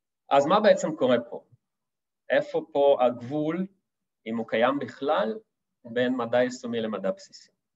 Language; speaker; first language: Hebrew; non-native, fluent; Russian